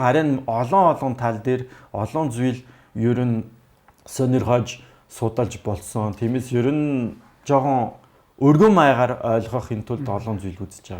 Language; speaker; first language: Mongolian; non-native, fluent; French